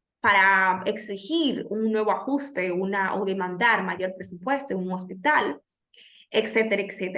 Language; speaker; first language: Spanish; native; Spanish